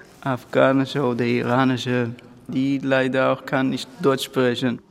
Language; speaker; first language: German; non-native, learner; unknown